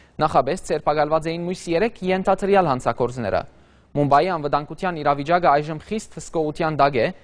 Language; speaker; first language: Armenian; early bilingual, heritage; Armenian